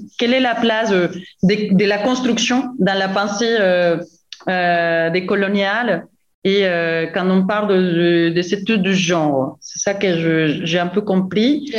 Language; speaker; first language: French; non-native, fluent; Spanish